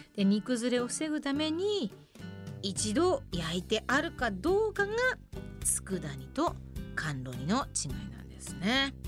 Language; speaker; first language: Japanese; native; Japanese